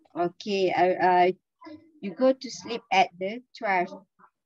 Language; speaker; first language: English; non-native, local second language; Malay